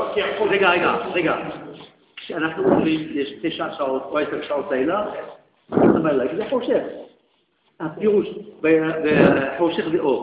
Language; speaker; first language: Hebrew; non-native, fluent; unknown